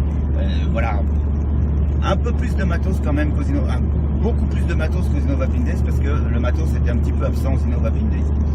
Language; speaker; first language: French; native; French